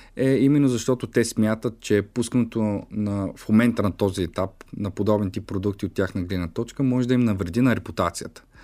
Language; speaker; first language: Bulgarian; native; Bulgarian